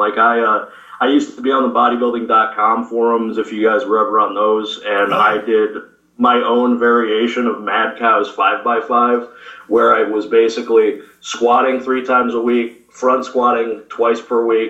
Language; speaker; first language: English; native; English